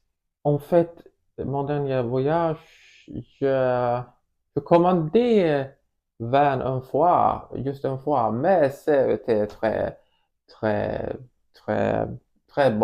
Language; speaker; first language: French; non-native, learner; Swedish